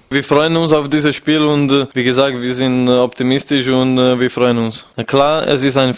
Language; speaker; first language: German; non-native, fluent; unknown